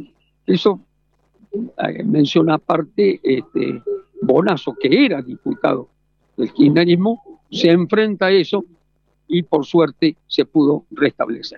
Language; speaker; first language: Spanish; native; Spanish